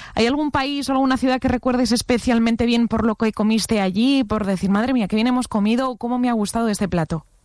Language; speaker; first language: Spanish; native; Spanish